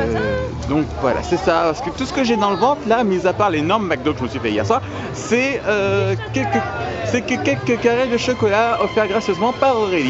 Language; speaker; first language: French; native; French